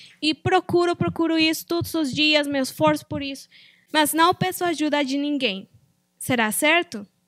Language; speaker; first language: Portuguese; non-native, fluent; Spanish